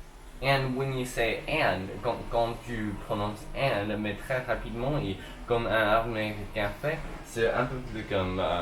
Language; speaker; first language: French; non-native, learner; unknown